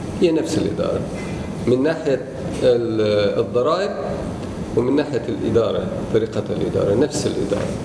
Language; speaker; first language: Arabic; non-native, fluent; Turkish